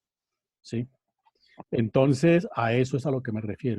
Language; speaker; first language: Spanish; native; Spanish